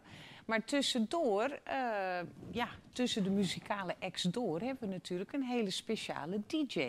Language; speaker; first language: Dutch; native; Dutch